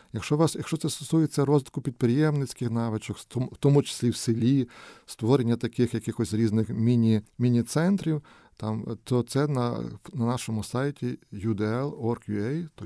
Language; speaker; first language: Ukrainian; native; Ukrainian